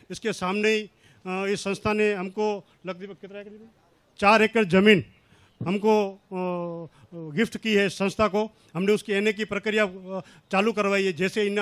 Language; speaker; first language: Hindi; non-native, local second language; Kachhi